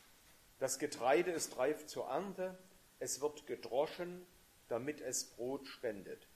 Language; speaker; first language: German; native; German